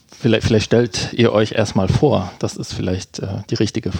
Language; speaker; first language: German; native; German